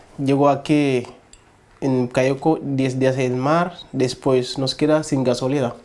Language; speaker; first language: Spanish; non-native, learner; Wolof